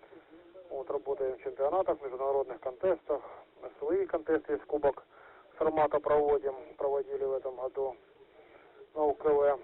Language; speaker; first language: Russian; native; Russian